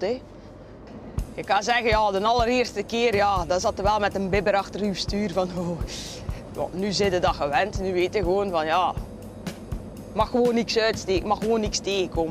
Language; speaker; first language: Dutch; native; Dutch